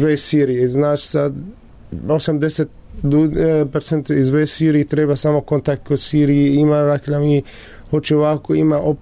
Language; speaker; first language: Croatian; non-native, learner; Arabic